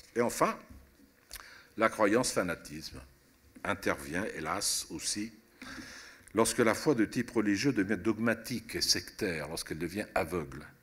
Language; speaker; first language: French; early bilingual, other home language; Italian